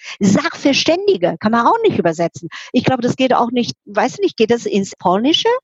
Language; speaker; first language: German; non-native, fluent; Chinese